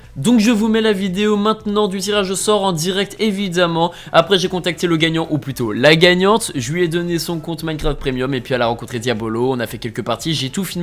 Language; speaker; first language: French; native; French